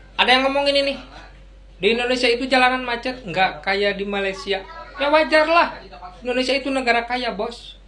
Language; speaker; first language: Indonesian; native; Indonesian